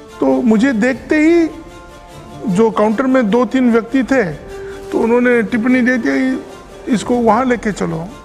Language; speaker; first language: Hindi; non-native, local second language; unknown